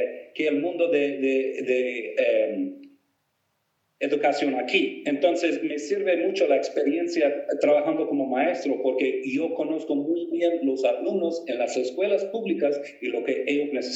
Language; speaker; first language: Spanish; non-native, fluent; English